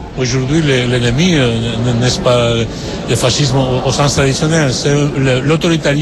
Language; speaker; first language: French; non-native, fluent; Spanish